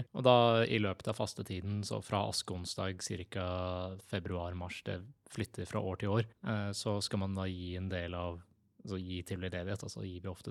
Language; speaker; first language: Norwegian; native; Norwegian